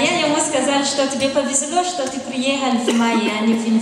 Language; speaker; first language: Russian; non-native, learner; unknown